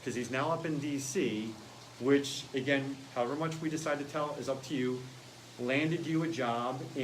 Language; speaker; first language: English; native; English